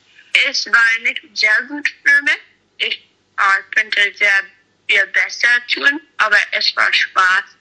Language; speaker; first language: German; non-native, learner; English